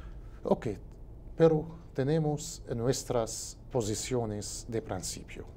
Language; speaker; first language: Portuguese; non-native, learner; Spanish